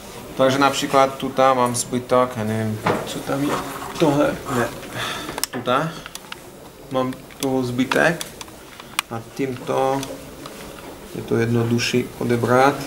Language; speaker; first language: Czech; non-native, learner; Russian